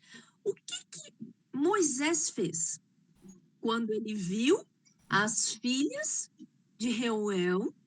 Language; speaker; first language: Portuguese; native; Portuguese